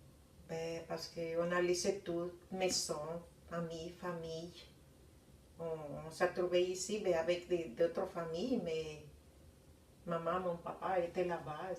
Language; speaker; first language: French; non-native, fluent; Spanish